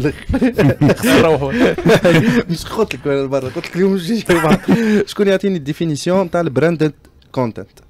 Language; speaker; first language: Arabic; native; Arabic